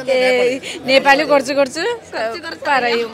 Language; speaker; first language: Malayalam; non-native, learner; Nepali